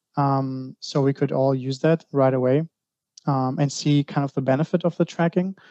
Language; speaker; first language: English; non-native, fluent; Greek